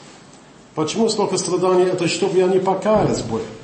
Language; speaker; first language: Russian; non-native, learner; English